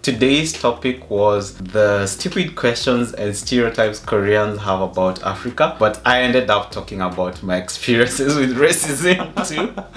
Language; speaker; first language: English; non-native, local second language; Gusii